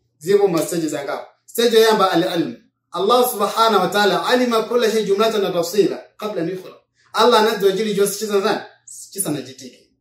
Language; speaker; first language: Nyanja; non-native, local second language; Yao